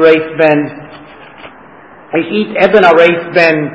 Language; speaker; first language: Hungarian; non-native, fluent; English